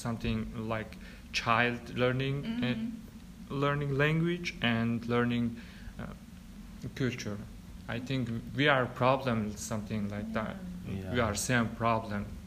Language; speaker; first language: English; non-native, learner; Mongolian